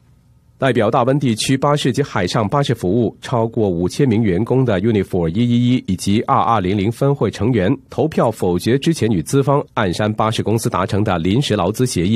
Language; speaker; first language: Chinese; native; Chinese